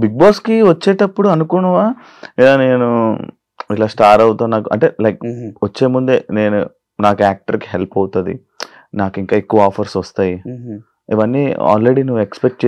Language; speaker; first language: Telugu; native; Telugu